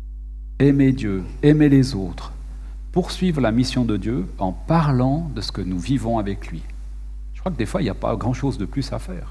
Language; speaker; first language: French; native; French